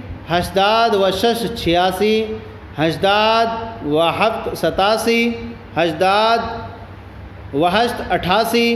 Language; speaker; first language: Persian; non-native, fluent; Urdu